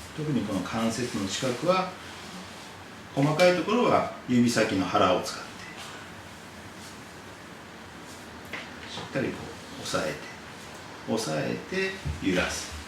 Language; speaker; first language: Japanese; native; Japanese